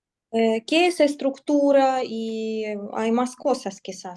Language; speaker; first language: Spanish; non-native, learner; Russian